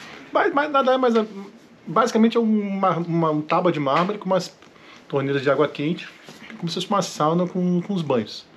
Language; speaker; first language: Portuguese; native; Portuguese